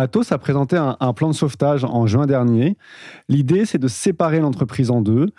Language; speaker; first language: French; native; French